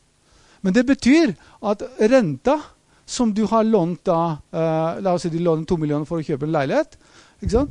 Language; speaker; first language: Norwegian; non-native, fluent; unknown